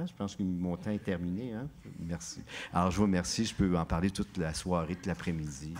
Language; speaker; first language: French; native; French